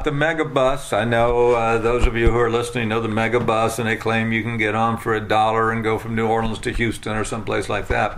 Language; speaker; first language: English; native; English